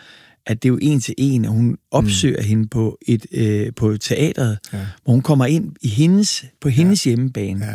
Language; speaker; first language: Danish; native; Danish